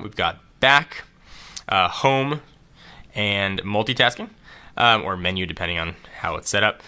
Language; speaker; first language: English; native; English